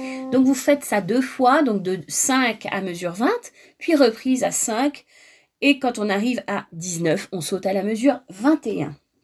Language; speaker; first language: French; native; French